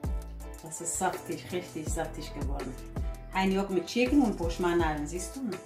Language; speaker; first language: German; non-native, learner; Kurdish